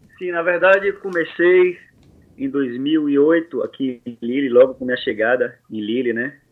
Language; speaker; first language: Portuguese; native; Portuguese